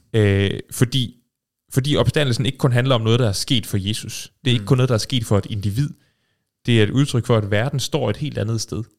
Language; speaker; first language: Danish; native; Danish